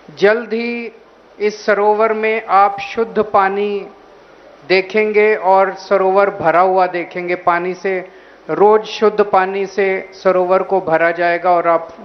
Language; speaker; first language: Hindi; native; Hindi